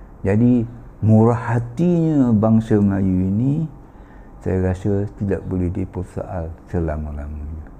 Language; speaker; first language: Malay; native; Malay